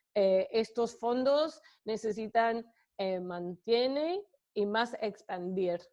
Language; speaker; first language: Spanish; non-native, fluent; English